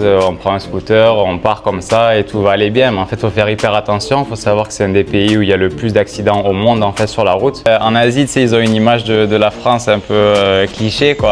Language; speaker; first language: French; native; French